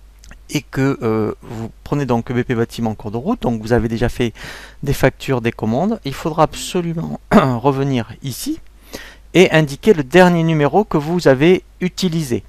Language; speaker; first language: French; native; French